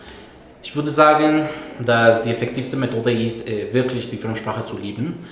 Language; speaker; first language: German; non-native, fluent; Spanish